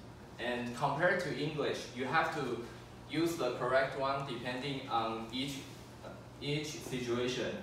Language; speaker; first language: English; non-native, fluent; Chinese